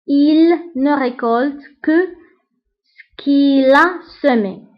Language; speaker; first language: French; non-native, local second language; Arabic